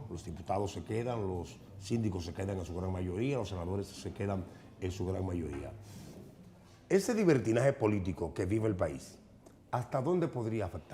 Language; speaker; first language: Spanish; native; Spanish